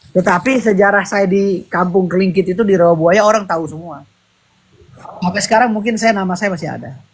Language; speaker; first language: Indonesian; native; Indonesian